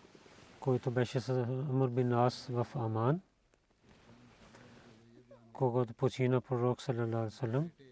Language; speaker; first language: Bulgarian; non-native, learner; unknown